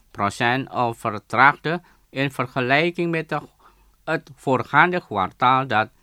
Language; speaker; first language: Dutch; non-native, fluent; Indonesian